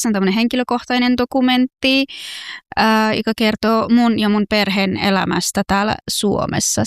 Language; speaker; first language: Finnish; non-native, fluent; Persian